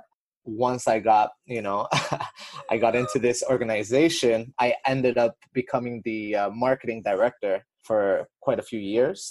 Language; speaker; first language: English; native; English